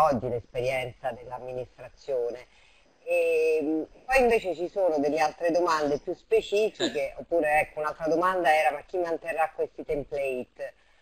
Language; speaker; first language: Italian; native; Italian